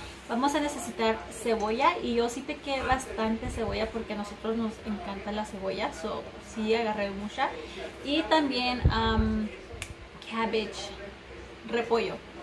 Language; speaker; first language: Spanish; early bilingual, heritage; Spanish